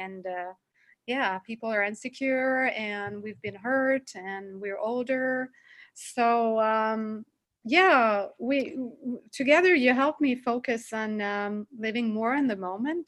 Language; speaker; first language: English; non-native, fluent; French